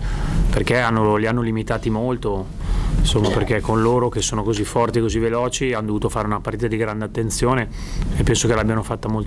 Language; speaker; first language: Italian; native; Italian